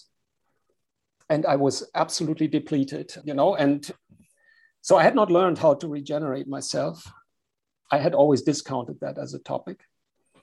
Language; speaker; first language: English; non-native, fluent; German